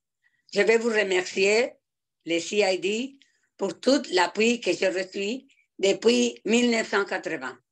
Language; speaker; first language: French; non-native, fluent; Spanish